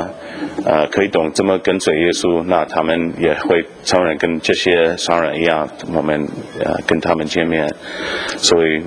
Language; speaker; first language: Chinese; non-native, fluent; English